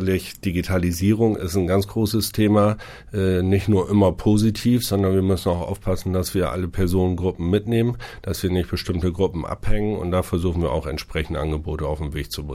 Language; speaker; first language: German; native; German